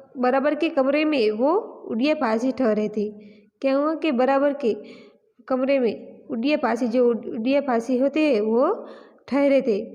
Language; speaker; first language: Hindi; non-native, local second language; Gujarati